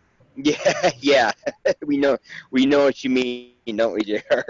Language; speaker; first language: English; native; English